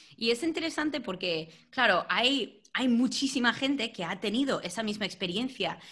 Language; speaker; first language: Spanish; non-native, fluent; English